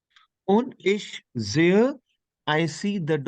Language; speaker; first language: German; non-native, learner; Hindi